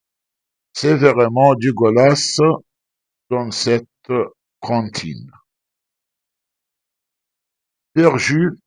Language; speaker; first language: French; non-native, fluent; Arabic